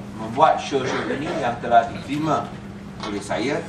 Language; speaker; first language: Malay; non-native, local second language; Chinese